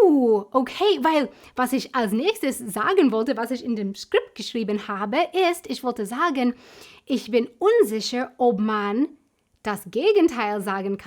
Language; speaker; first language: German; non-native, fluent; English